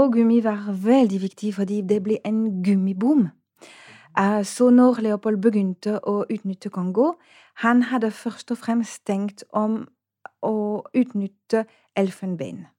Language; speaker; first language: Norwegian; non-native, fluent; French